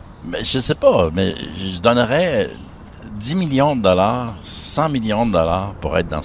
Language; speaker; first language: French; native; French